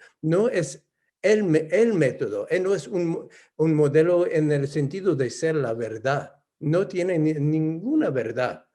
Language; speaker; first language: Spanish; non-native, fluent; English